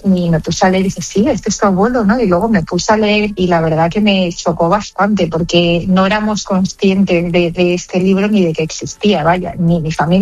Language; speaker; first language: Spanish; native; Spanish